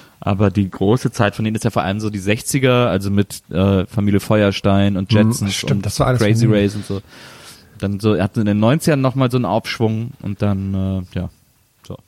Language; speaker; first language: German; native; German